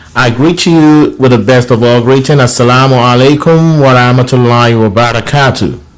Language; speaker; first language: English; non-native, local second language; Yoruba